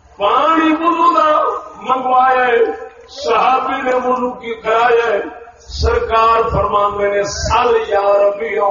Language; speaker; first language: Urdu; non-native, local second language; Punjabi